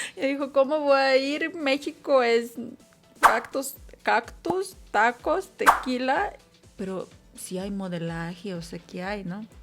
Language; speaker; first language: Spanish; non-native, fluent; Ukrainian